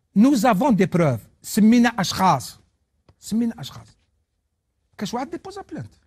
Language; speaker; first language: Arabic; non-native, local second language; Kabyle